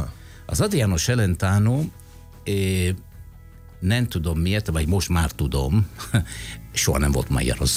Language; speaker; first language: Hungarian; non-native, fluent; Italian